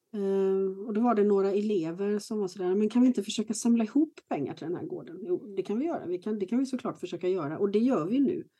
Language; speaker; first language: Swedish; native; Swedish